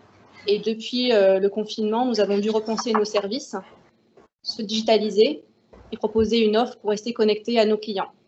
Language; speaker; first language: French; native; French